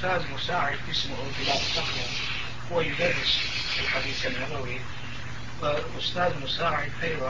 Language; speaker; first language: Arabic; non-native, fluent; Turkish